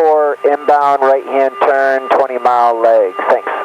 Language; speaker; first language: English; native; English